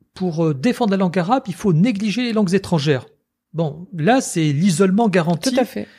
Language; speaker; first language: French; native; French